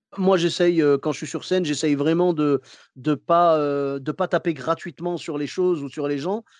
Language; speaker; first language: French; native; French